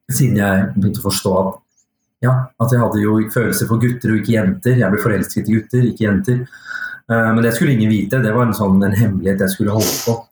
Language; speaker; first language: Norwegian; early bilingual, other home language; Urdu